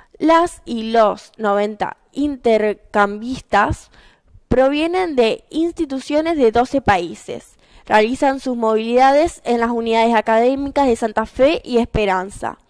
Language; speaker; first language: Spanish; native; Spanish